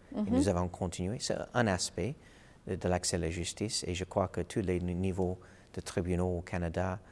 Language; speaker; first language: French; non-native, fluent; English